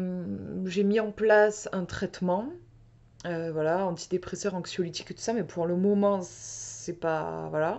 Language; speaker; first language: French; native; French